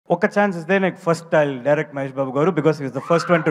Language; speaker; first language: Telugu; non-native, learner; Tamil